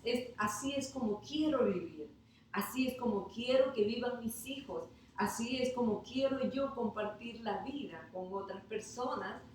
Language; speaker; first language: Spanish; native; Spanish